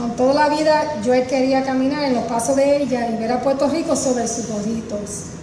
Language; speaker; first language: Spanish; early bilingual, heritage; Spanish